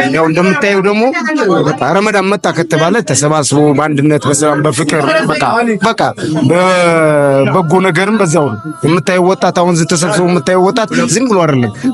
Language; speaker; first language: Amharic; native; Amharic